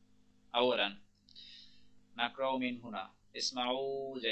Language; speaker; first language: Arabic; non-native, learner; Bangla